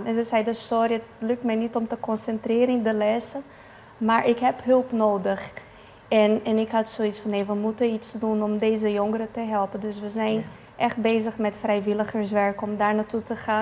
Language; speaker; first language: Dutch; non-native, fluent; Portuguese